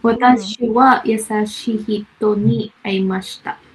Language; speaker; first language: Japanese; non-native, learner; Filipino